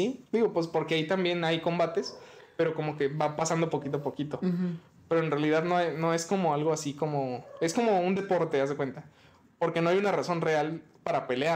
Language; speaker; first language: Spanish; native; Spanish